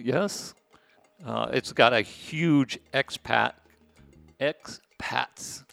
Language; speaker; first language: English; native; English